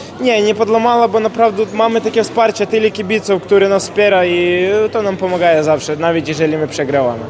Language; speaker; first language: Polish; non-native, learner; Ukrainian